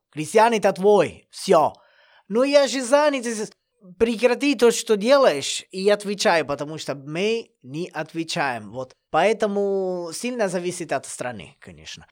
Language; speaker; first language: Russian; non-native, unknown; Italian